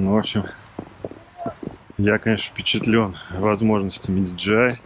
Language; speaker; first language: Russian; native; Russian